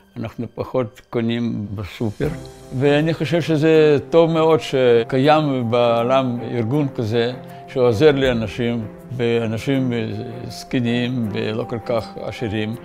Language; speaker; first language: Hebrew; non-native, fluent; Russian